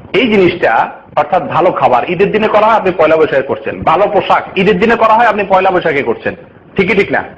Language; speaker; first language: Bangla; native; Bangla